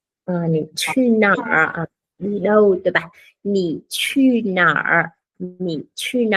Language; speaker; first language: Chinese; non-native, fluent; Vietnamese